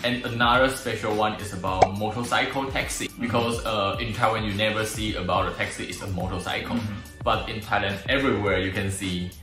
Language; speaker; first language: English; non-native, learner; Chinese